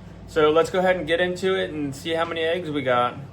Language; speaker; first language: English; native; English